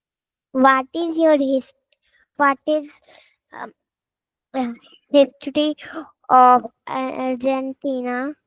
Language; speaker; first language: English; non-native, learner; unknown